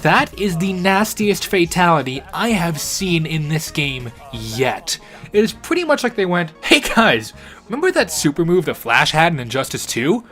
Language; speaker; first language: English; native; English